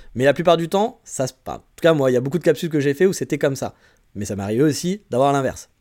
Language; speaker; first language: French; native; French